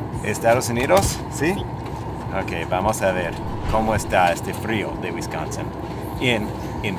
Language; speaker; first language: Spanish; non-native, fluent; English